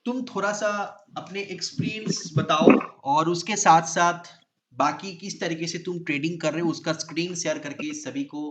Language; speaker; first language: Hindi; non-native, local second language; Bangla